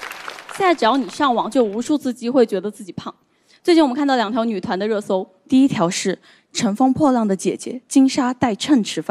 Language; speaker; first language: Chinese; native; Chinese